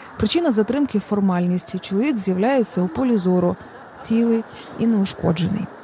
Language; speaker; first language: Ukrainian; native; Ukrainian